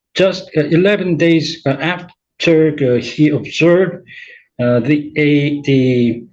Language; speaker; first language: English; non-native, fluent; Korean